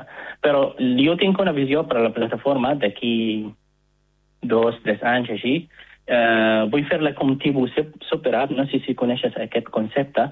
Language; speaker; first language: Catalan; non-native, fluent; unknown